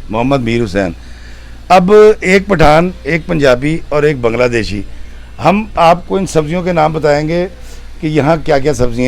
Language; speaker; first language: Hindi; non-native, local second language; Punjabi